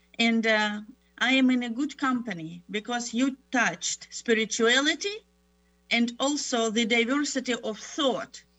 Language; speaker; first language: English; non-native, fluent; Russian